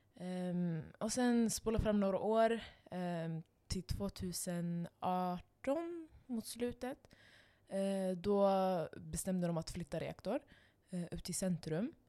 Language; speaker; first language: Swedish; non-native, local second language; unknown